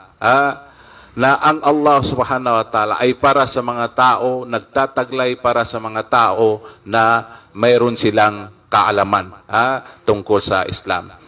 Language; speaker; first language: Filipino; non-native, local second language; Maguindanaon